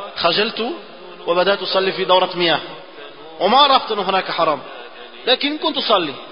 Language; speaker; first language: Arabic; non-native, fluent; Portuguese